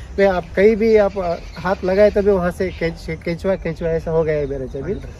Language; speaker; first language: Hindi; non-native, local second language; Kannada